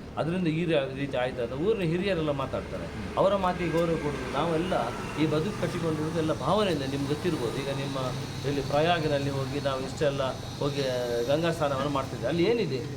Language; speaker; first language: Kannada; non-native, local second language; Tulu